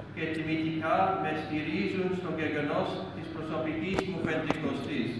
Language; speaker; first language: Greek; non-native, fluent; English